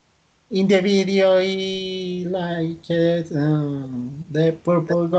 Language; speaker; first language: English; non-native, learner; Spanish